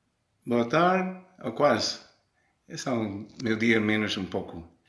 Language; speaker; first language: Portuguese; early bilingual, heritage; Portuguese